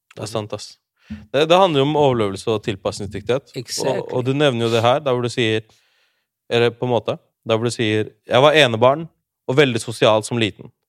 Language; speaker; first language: Norwegian; early bilingual, other home language; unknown